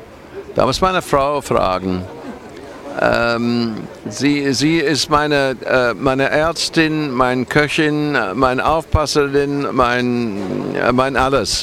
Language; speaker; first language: German; non-native, fluent; English